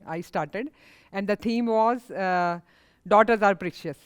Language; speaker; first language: English; non-native, local second language; Punjabi